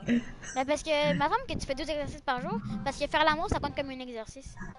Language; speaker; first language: French; native; French